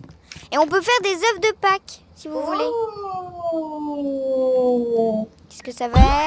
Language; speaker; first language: French; native; French